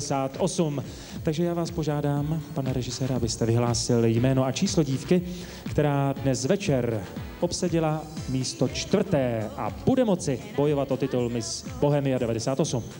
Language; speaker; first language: Czech; native; Czech